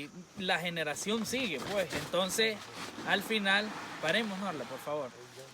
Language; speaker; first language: Spanish; native; Spanish